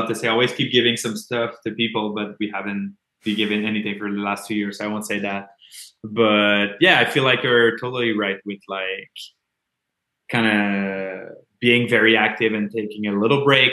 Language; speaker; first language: English; non-native, fluent; French